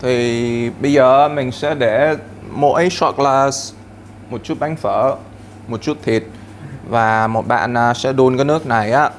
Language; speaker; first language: Vietnamese; early bilingual, heritage; Vietnamese